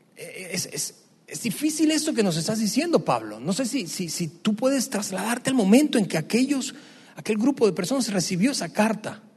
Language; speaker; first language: Spanish; native; Spanish